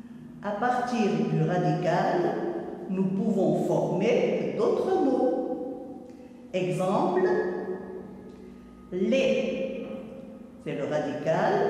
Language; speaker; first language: French; non-native, local second language; Arabic